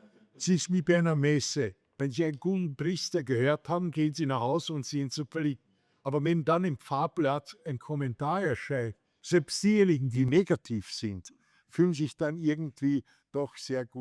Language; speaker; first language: German; native; German